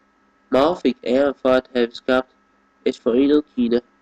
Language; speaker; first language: Danish; non-native, fluent; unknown